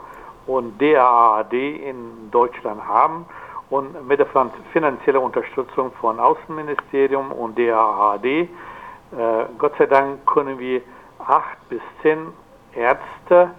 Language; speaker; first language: German; non-native, fluent; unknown